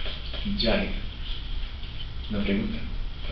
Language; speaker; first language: Spanish; non-native, fluent; French